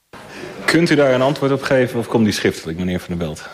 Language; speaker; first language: Dutch; native; Dutch